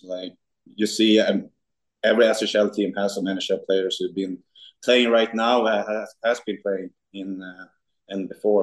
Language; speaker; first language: English; non-native, fluent; Swedish